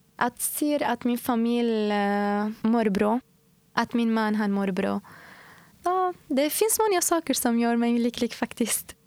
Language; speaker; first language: Swedish; non-native, fluent; Arabic